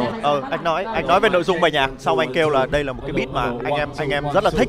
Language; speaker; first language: Vietnamese; native; Vietnamese